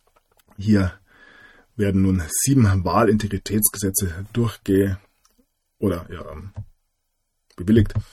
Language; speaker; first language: German; native; German